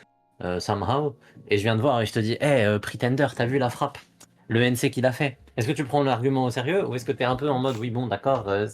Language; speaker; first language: French; native; French